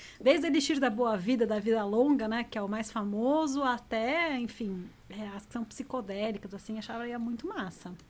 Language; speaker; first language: Portuguese; native; Portuguese